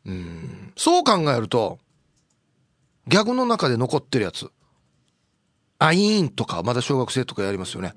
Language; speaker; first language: Japanese; native; Japanese